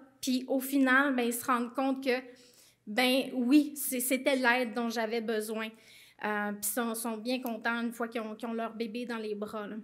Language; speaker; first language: French; native; French